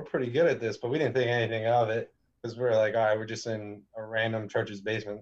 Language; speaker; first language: English; native; English